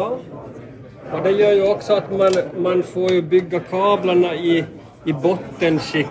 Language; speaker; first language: Swedish; native; Swedish